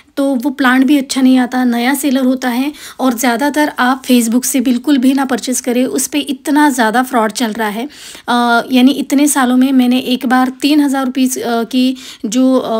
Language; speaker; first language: Hindi; non-native, local second language; Marathi